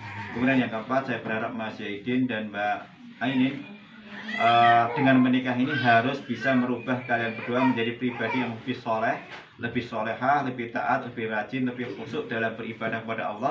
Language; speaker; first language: Indonesian; native; Indonesian